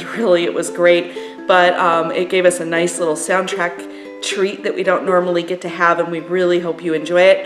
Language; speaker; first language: English; native; English